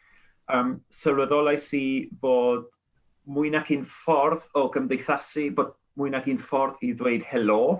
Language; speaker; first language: Welsh; non-native, fluent; Spanish